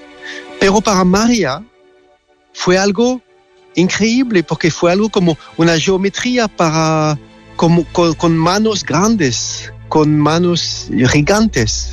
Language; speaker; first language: Spanish; non-native, learner; French